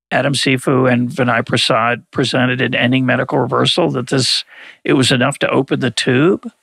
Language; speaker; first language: English; native; English